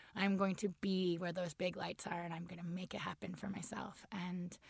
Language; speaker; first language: English; native; English